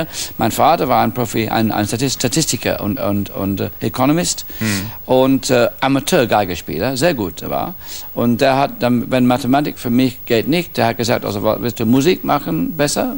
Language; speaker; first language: German; non-native, fluent; English